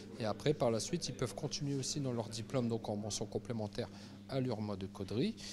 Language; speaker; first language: French; native; French